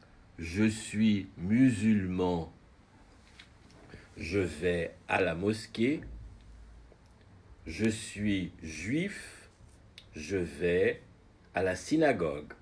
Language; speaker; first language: French; non-native, fluent; Portuguese